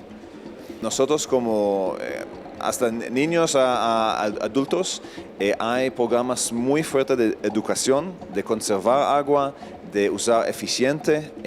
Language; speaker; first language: Spanish; non-native, fluent; Hebrew